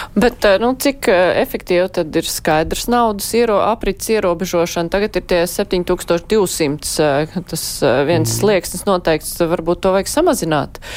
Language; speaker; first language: Latvian; native; Latvian